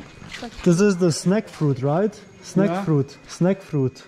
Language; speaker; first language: English; non-native, fluent; Croatian